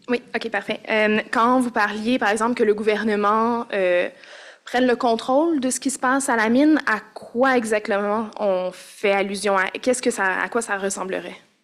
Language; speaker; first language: French; native; French